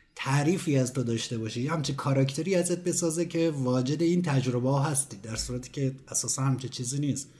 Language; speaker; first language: Persian; native; Persian